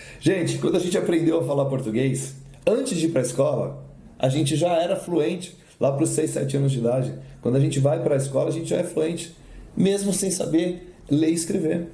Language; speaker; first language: Portuguese; native; Portuguese